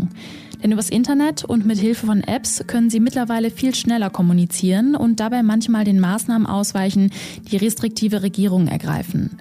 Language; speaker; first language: German; native; German